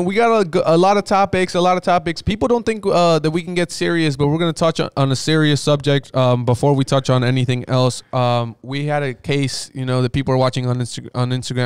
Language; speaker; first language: English; early bilingual, other home language; Spanish